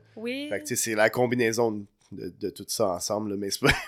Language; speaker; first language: French; native; French